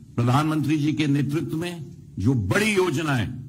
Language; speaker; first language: Hindi; native; Hindi